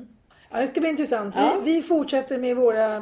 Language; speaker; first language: Swedish; native; Swedish